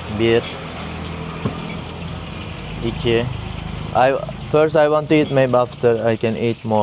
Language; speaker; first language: English; non-native, learner; Turkish